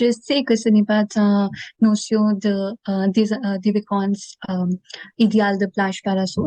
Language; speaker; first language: French; non-native, learner; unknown